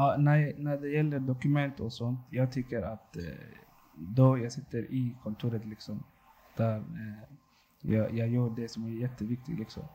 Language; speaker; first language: Swedish; non-native, local second language; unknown